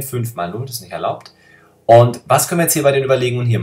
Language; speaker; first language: German; native; German